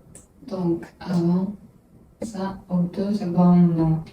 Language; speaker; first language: French; non-native, learner; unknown